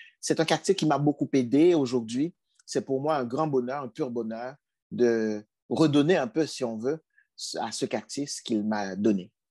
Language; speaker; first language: French; non-native, local second language; Haitian Creole